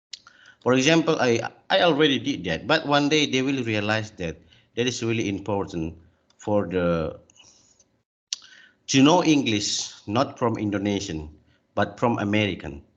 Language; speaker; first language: English; non-native, learner; Indonesian